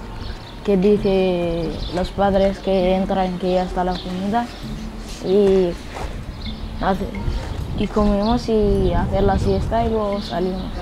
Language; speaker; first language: Spanish; non-native, learner; Arabic